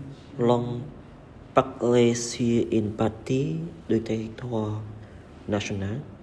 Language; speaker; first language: French; non-native, learner; Khmer